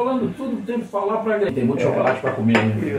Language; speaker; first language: Portuguese; native; Portuguese